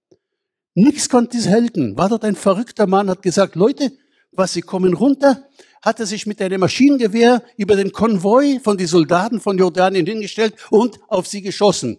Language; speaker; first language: German; non-native, fluent; Hebrew